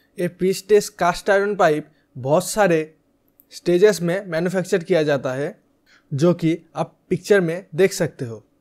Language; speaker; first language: Hindi; native; Hindi